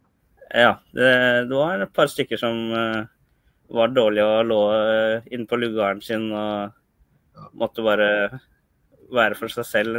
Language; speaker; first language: Norwegian; early bilingual, other home language; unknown